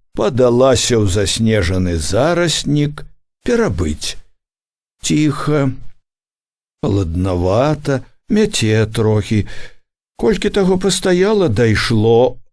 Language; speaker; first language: Belarusian; native; Belarusian